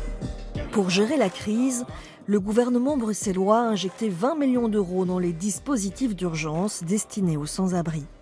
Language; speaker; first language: French; native; French